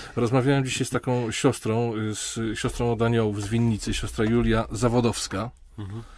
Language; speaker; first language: Polish; native; Polish